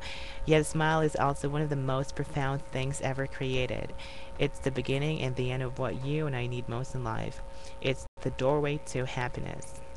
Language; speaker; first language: English; native; English